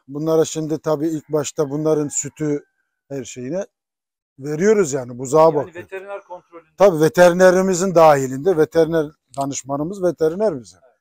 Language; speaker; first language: Turkish; native; Turkish